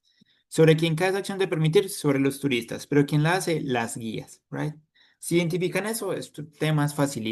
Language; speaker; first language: Spanish; native; Spanish